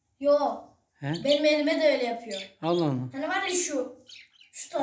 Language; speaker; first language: Turkish; native; Turkish